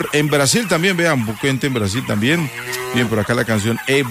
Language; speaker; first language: Spanish; native; Spanish